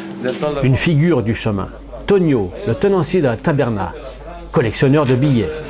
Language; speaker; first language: French; native; French